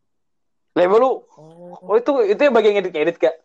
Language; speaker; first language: Indonesian; native; Indonesian